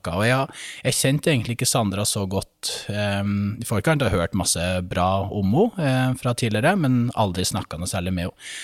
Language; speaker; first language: Norwegian; native; Norwegian